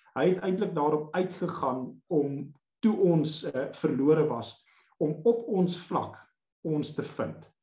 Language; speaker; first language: Afrikaans; native; Afrikaans